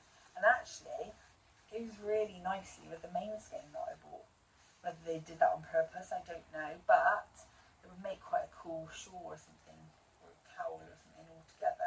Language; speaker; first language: English; native; English